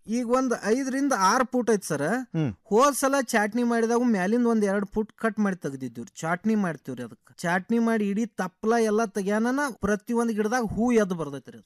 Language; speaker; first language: Kannada; native; Kannada